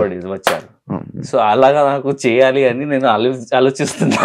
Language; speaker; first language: Telugu; non-native, learner; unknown